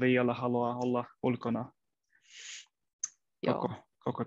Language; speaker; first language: Finnish; non-native, learner; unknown